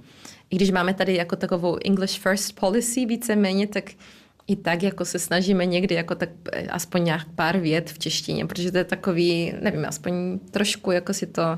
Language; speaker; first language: Czech; early bilingual, heritage; Czech